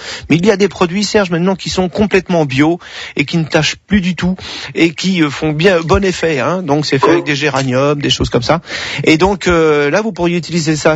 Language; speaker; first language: French; native; French